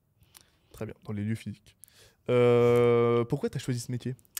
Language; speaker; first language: French; native; French